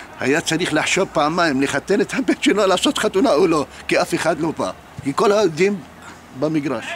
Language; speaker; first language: Hebrew; non-native, local second language; Arabic